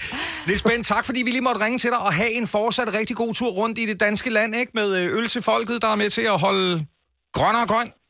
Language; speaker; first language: Danish; native; Danish